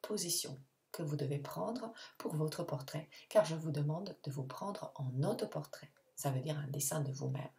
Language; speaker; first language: French; non-native, fluent; Italian